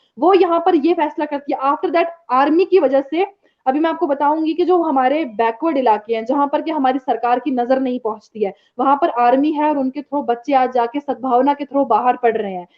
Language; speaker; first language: Hindi; non-native, local second language; Kashmiri